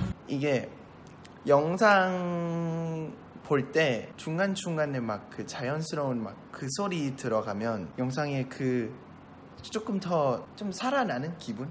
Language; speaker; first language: Korean; non-native, fluent; Thai